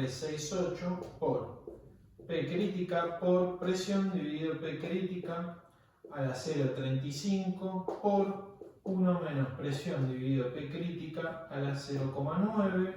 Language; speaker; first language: Spanish; native; Spanish